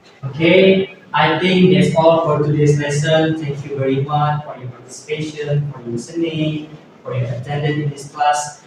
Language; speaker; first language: English; non-native, learner; Indonesian